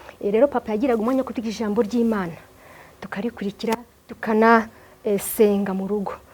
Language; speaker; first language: Kinyarwanda; early bilingual, heritage; Kinyarwanda